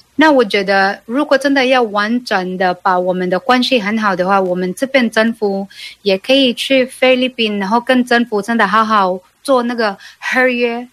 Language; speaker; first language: Chinese; non-native, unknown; Cebuano